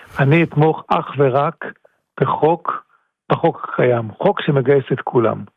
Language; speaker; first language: Hebrew; native; Hebrew